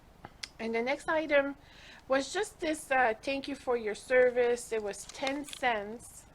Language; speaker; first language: English; native; English